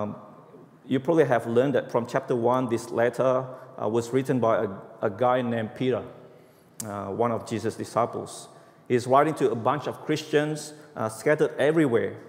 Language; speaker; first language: English; non-native, fluent; Indonesian